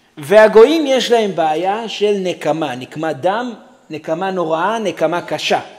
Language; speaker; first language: Hebrew; native; Hebrew